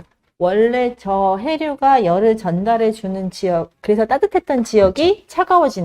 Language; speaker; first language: Korean; native; Korean